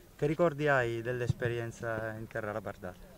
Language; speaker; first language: Italian; native; Italian